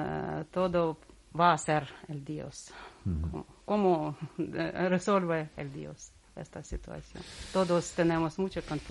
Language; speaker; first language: Spanish; non-native, learner; Russian